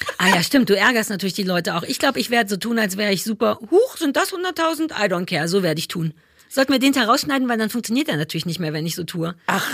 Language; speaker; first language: German; native; German